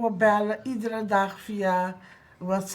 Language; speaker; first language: Dutch; non-native, local second language; Papiamento